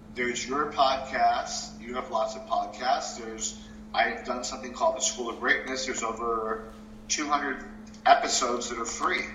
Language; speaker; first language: English; early bilingual, other home language; Spanish